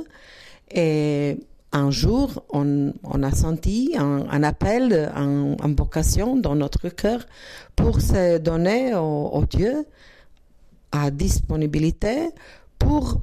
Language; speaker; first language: French; non-native, learner; Croatian